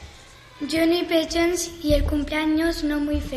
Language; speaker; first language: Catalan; non-native, local second language; Spanish